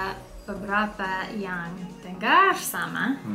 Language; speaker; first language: Indonesian; non-native, learner; English